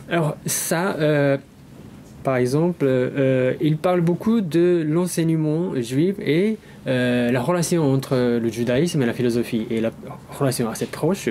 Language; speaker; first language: French; non-native, fluent; Japanese